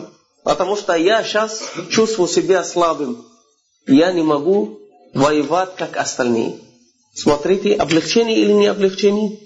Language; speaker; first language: Russian; non-native, fluent; Arabic